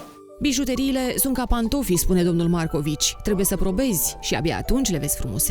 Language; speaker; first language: Romanian; native; Romanian